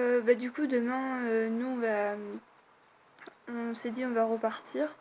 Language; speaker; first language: French; native; French